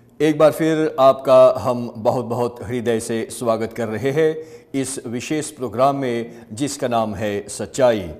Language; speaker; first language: Hindi; early bilingual, heritage; Hindi